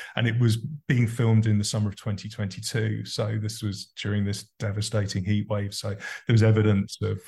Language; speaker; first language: English; native; English